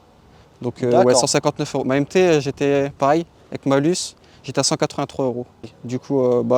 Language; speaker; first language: French; native; French